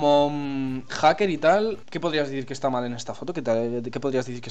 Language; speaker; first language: Spanish; native; Spanish